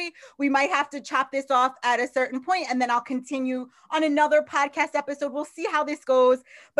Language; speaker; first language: English; native; English